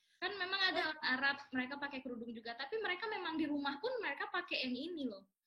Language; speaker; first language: Indonesian; native; Indonesian